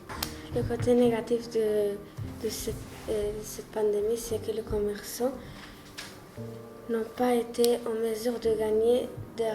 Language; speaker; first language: French; non-native, learner; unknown